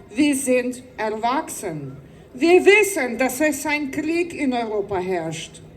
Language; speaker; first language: German; non-native, fluent; Ukrainian